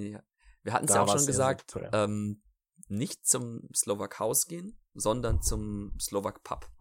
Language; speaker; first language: German; native; German